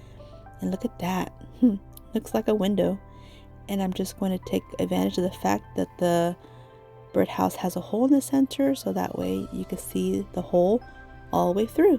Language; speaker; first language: English; native; English